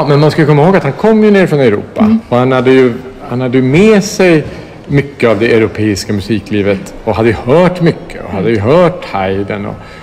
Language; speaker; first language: Swedish; native; Swedish